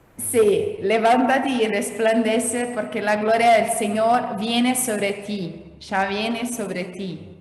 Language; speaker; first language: Spanish; non-native, fluent; Portuguese